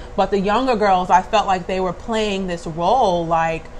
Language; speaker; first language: English; native; English